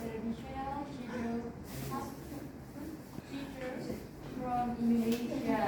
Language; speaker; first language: English; non-native, learner; Indonesian